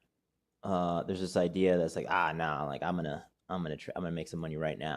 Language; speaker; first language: English; native; English